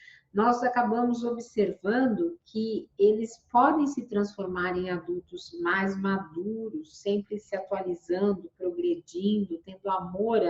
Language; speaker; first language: Portuguese; native; Portuguese